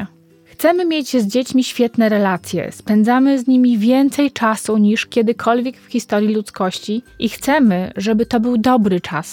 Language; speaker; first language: Polish; native; Polish